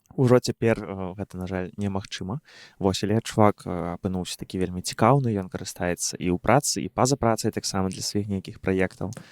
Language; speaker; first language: Belarusian; non-native, local second language; Russian